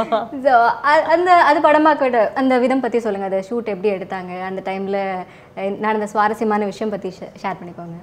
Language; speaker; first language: Tamil; native; Tamil